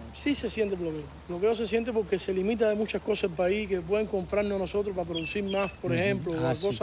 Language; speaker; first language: Spanish; native; Spanish